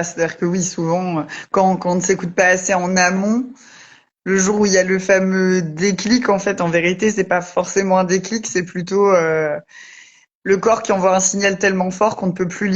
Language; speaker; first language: French; native; French